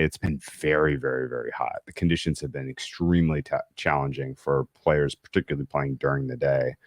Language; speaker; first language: English; native; English